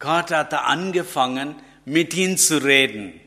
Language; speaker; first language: German; non-native, learner; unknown